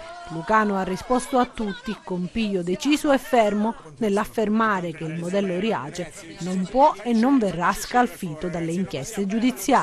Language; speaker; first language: Italian; native; Italian